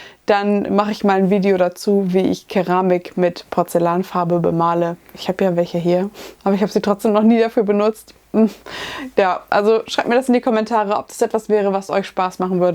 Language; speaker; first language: German; native; German